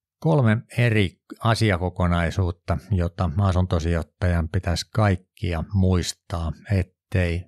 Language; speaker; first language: Finnish; native; Finnish